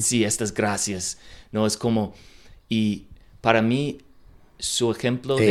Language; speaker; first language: Spanish; non-native, learner; English